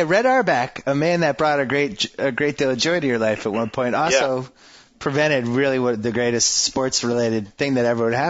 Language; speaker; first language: English; native; English